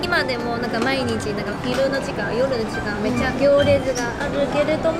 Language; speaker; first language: Japanese; non-native, fluent; Chinese